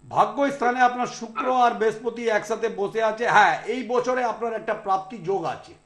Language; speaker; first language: Bangla; non-native, local second language; Punjabi